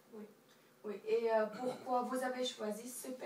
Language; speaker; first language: French; non-native, local second language; Dutch